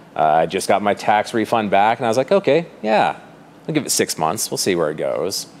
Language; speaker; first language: English; native; English